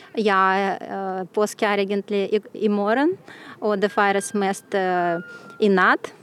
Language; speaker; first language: Norwegian; non-native, fluent; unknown